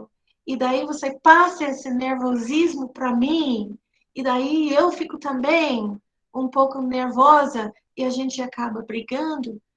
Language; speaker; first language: Portuguese; non-native, fluent; English